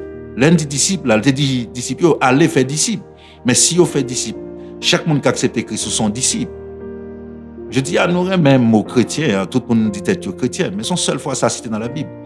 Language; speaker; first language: French; non-native, local second language; Haitian Creole